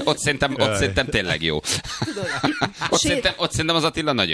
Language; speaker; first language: Hungarian; native; Hungarian